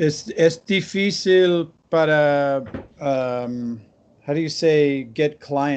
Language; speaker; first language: Spanish; non-native, learner; English